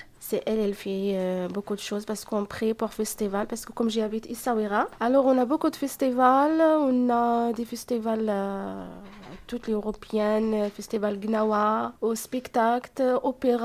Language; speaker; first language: French; non-native, learner; Arabic